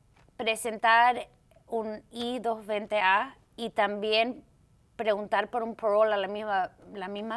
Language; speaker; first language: Spanish; early bilingual, heritage; Spanish